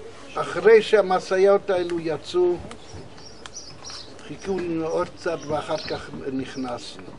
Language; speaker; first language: Hebrew; non-native, fluent; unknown